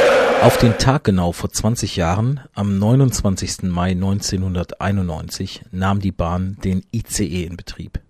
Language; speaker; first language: German; native; German